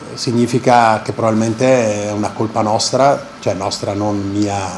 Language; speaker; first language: Italian; native; Italian